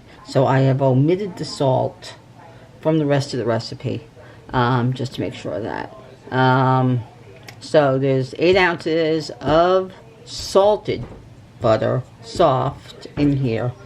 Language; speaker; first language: English; native; English